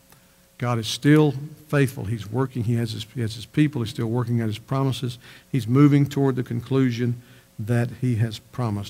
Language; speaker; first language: English; native; English